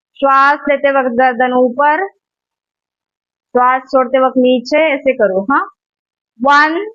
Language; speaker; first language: Hindi; non-native, local second language; Marathi